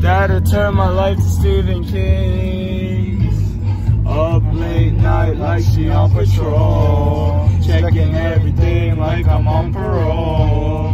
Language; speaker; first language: English; native; English